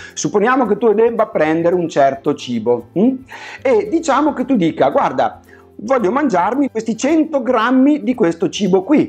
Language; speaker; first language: Italian; native; Italian